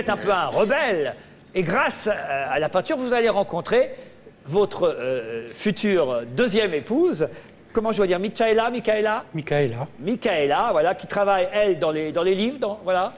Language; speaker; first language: French; native; French